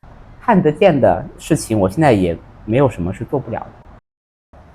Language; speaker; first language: Chinese; native; Chinese